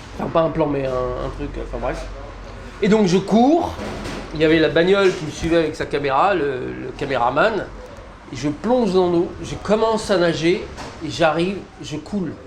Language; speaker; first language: French; early bilingual, other home language; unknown